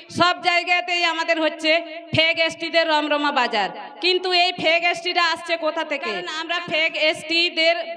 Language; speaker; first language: Bangla; non-native, local second language; Santali